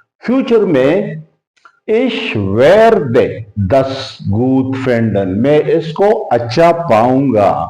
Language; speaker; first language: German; non-native, fluent; Urdu